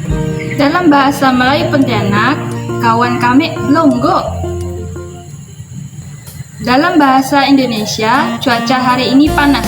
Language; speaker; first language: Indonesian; non-native, local second language; Malay